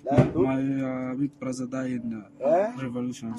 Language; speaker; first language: English; non-native, learner; Arabic